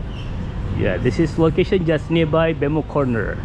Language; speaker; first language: English; non-native, learner; Indonesian